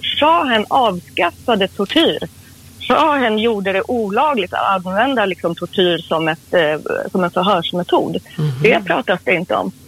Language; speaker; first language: Swedish; early bilingual, other home language; Persian